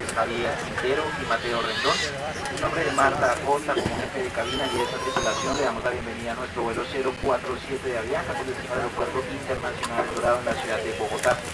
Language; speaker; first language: Spanish; native; Spanish